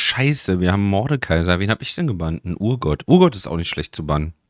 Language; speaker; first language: German; native; German